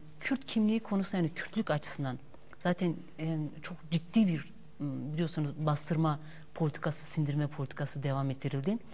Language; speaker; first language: Turkish; non-native, local second language; Kurdish